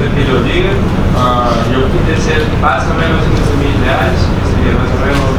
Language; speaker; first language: Spanish; non-native, learner; Portuguese